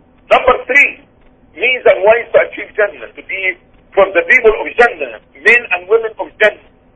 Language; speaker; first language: English; non-native, fluent; Arabic